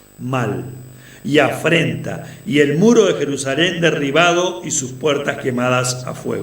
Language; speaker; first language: Spanish; native; Spanish